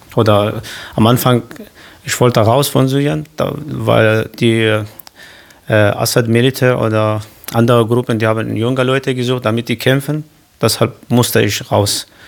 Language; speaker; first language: German; non-native, learner; Kurdish